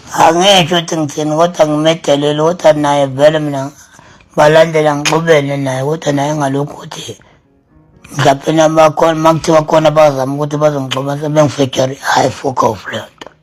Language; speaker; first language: Zulu; native; Zulu